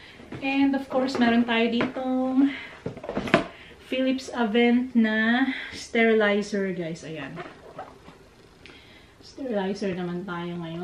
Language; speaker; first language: Filipino; native; Filipino